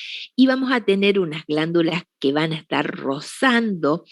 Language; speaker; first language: Spanish; native; Spanish